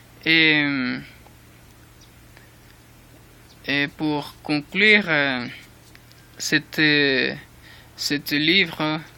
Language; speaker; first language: French; non-native, learner; Spanish